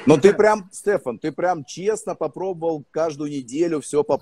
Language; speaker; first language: Russian; native; Russian